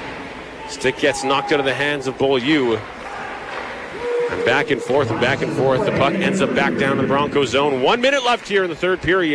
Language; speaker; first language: English; native; English